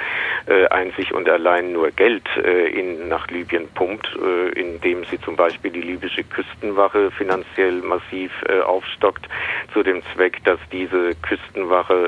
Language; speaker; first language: German; native; German